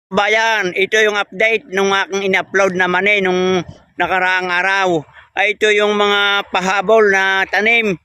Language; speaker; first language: Filipino; native; Filipino